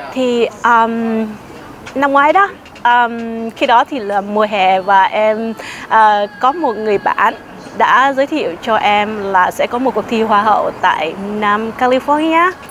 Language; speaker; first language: Vietnamese; early bilingual, other home language; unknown